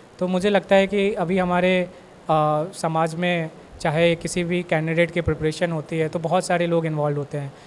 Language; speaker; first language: Hindi; native; Hindi